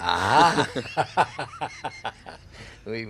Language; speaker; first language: French; non-native, learner; English